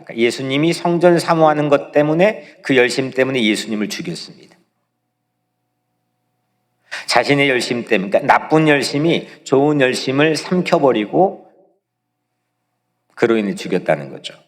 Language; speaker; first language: Korean; native; Korean